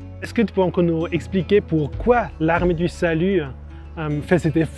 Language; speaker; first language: French; non-native, local second language; German